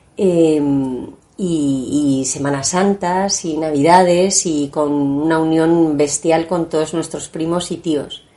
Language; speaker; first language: Spanish; native; Spanish